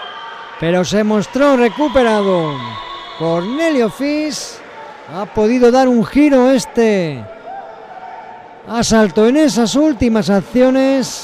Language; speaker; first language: Spanish; native; Spanish